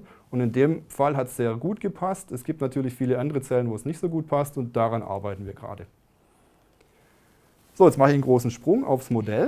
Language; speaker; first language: German; native; German